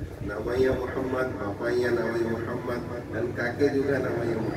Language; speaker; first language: Indonesian; non-native, fluent; Urdu